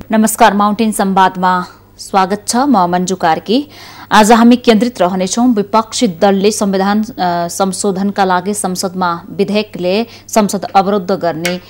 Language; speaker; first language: Nepali; native; Nepali